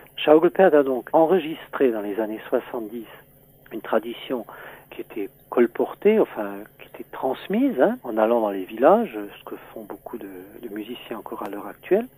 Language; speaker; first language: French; native; French